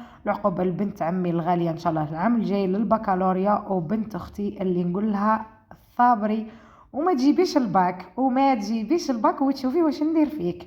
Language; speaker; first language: Arabic; native; Arabic